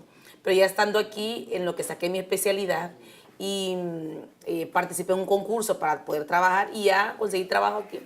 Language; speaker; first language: Spanish; native; Spanish